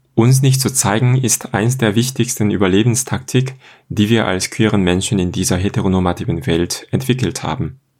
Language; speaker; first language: German; non-native, fluent; Korean